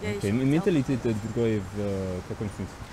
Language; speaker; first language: Russian; non-native, fluent; German